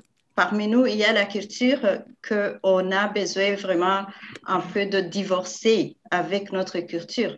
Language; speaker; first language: French; non-native, local second language; Rundi